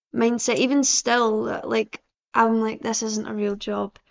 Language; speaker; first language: English; native; English